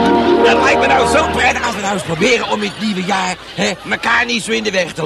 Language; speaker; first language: Dutch; native; Dutch